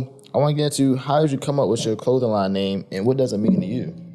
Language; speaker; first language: English; native; English